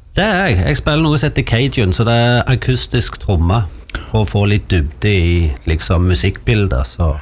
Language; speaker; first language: Norwegian; native; Norwegian